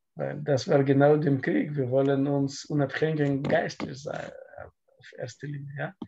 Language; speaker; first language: German; non-native, learner; Russian